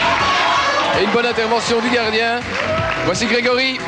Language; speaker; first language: French; native; French